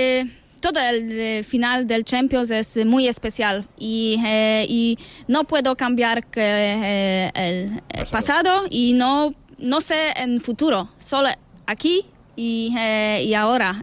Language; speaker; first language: Spanish; non-native, learner; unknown